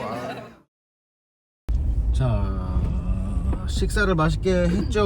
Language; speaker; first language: Korean; native; Korean